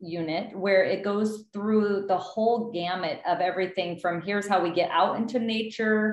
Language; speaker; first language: English; native; English